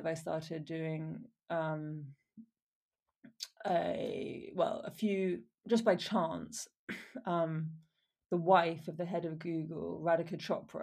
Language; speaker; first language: English; native; English